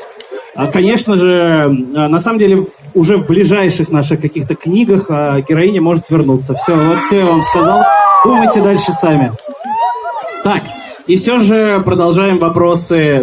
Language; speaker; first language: Russian; native; Russian